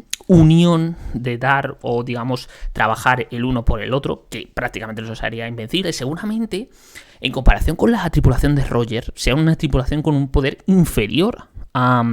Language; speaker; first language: Spanish; native; Spanish